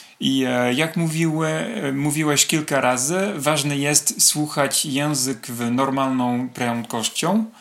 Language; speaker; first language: Polish; non-native, learner; French